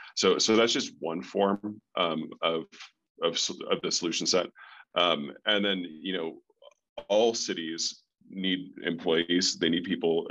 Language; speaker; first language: English; native; English